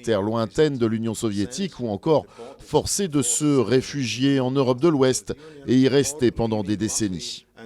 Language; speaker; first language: French; non-native, fluent; Latvian